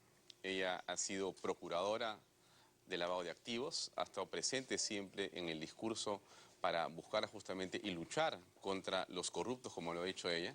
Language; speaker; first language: Spanish; native; Spanish